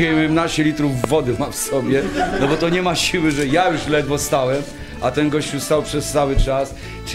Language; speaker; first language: Polish; native; Polish